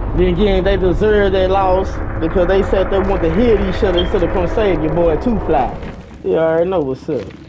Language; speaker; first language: English; native; English